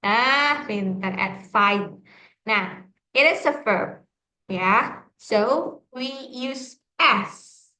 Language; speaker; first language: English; non-native, fluent; Indonesian